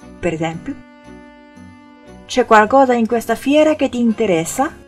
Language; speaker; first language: Italian; non-native, fluent; Chinese